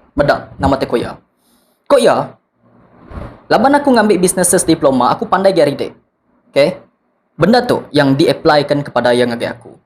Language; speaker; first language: Malay; non-native, local second language; Iban